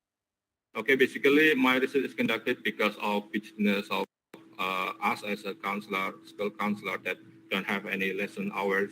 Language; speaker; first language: English; non-native, learner; Indonesian